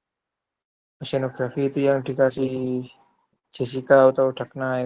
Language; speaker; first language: Indonesian; non-native, local second language; Javanese